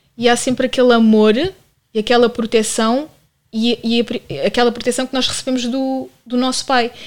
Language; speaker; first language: Portuguese; native; Portuguese